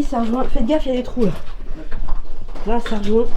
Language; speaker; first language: French; native; French